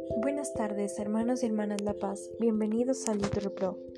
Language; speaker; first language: Spanish; native; Spanish